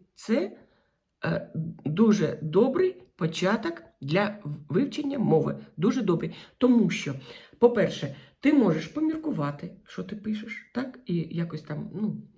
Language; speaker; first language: Ukrainian; non-native, local second language; Russian